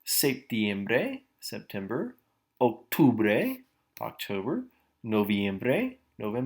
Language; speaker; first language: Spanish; non-native, fluent; English